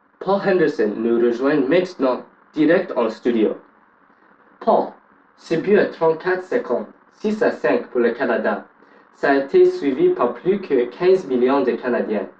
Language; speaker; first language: French; non-native, fluent; English